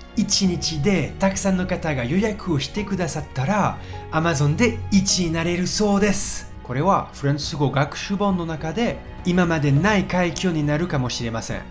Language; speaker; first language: Japanese; non-native, fluent; French